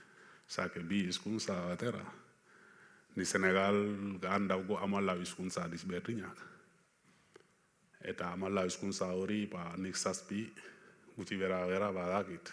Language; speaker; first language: Basque; non-native, learner; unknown